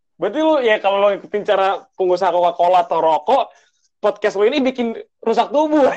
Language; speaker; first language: Indonesian; native; Indonesian